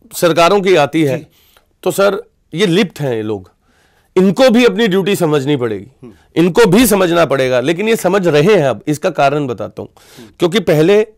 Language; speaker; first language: Hindi; non-native, local second language; Punjabi